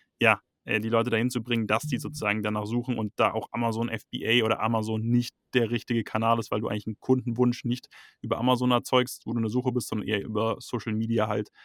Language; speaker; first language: German; native; German